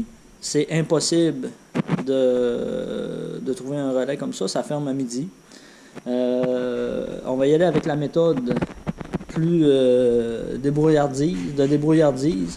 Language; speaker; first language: French; native; French